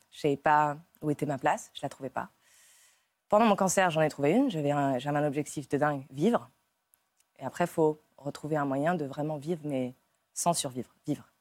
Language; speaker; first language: French; native; French